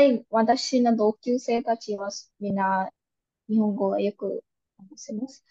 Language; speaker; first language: Japanese; non-native, fluent; Hindi